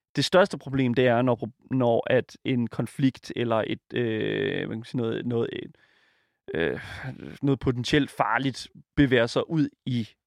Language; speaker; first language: Danish; native; Danish